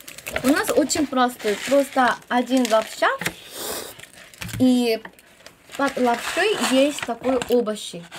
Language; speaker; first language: Russian; non-native, learner; Korean